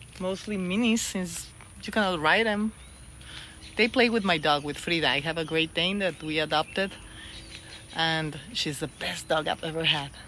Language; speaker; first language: English; non-native, fluent; Spanish